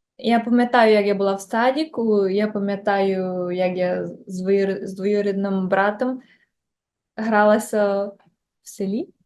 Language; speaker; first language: Ukrainian; early bilingual, heritage; Ukrainian